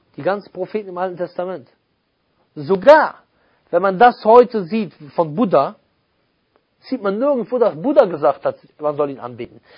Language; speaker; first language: German; native; German